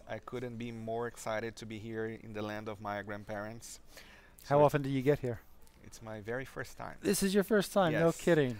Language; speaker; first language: English; non-native, fluent; Portuguese